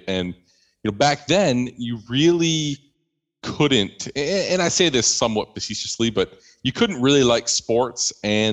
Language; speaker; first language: English; native; English